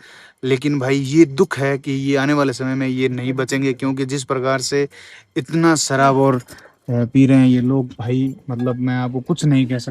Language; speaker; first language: Hindi; native; Hindi